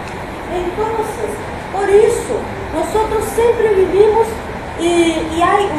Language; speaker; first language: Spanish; non-native, fluent; Portuguese